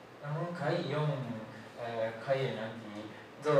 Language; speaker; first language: Chinese; non-native, learner; Japanese